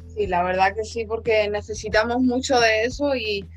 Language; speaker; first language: Spanish; native; Spanish